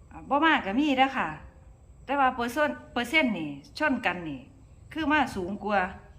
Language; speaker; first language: Thai; native; Thai